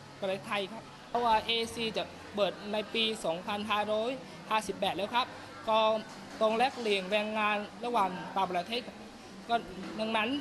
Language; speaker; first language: Thai; non-native, learner; Vietnamese